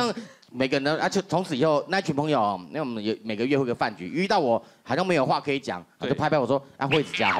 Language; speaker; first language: Chinese; native; Chinese